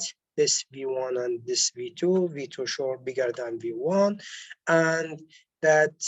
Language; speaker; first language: English; non-native, local second language; Arabic